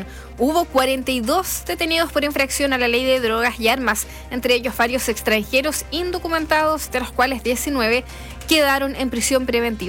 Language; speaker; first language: Spanish; native; Spanish